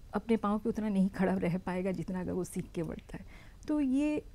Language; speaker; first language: Hindi; native; Hindi